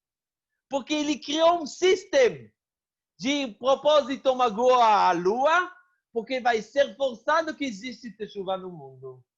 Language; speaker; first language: Portuguese; non-native, fluent; Hebrew